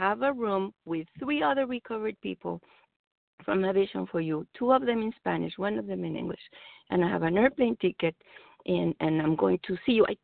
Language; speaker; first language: English; non-native, fluent; Spanish